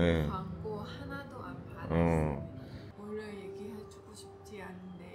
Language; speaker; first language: Korean; non-native, learner; Thai